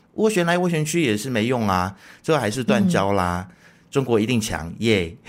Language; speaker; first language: Chinese; native; Chinese